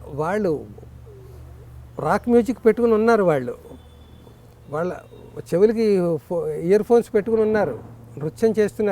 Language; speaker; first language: Telugu; native; Telugu